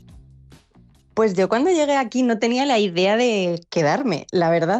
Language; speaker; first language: Spanish; native; Spanish